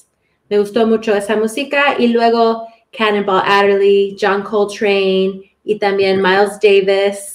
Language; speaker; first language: Spanish; early bilingual, heritage; Spanish